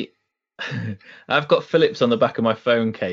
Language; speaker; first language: English; native; English